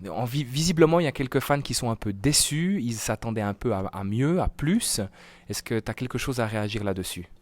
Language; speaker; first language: French; native; French